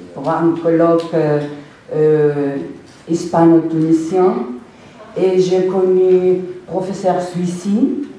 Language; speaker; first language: French; non-native, fluent; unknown